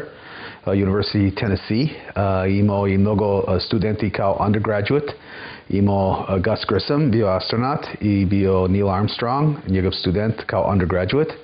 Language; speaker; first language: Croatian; early bilingual, heritage; English